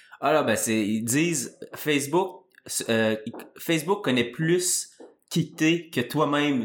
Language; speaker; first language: French; native; French